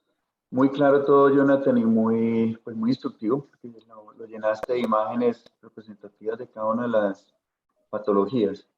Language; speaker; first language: Spanish; native; Spanish